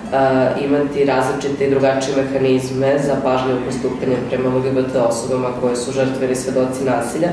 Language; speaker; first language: Serbian; native; Serbian